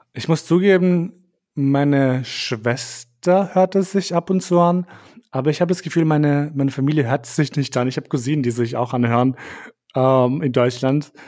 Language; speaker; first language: German; early bilingual, other home language; Albanian